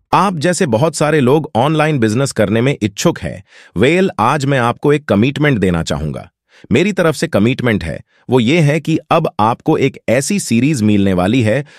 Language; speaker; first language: Hindi; native; Hindi